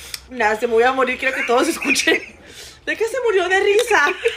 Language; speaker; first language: Spanish; early bilingual, heritage; Spanish